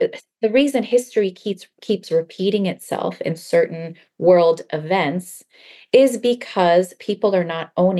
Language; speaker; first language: English; early bilingual, other home language; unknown